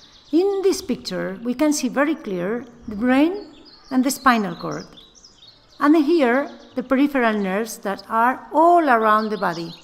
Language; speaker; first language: English; non-native, fluent; Spanish